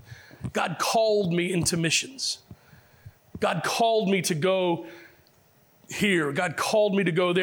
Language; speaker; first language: English; native; English